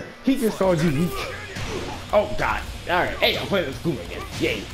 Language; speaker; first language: English; native; English